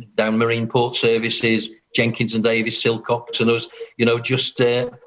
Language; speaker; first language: English; native; English